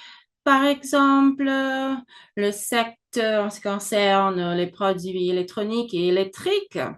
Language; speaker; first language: French; non-native, fluent; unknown